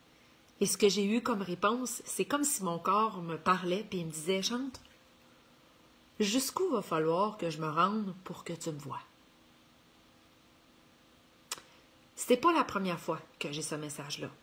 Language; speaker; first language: French; native; French